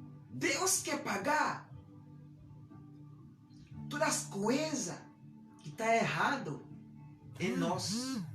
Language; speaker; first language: Portuguese; non-native, learner; Haitian Creole